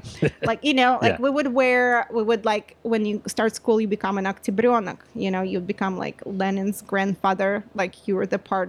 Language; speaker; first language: English; non-native, fluent; Russian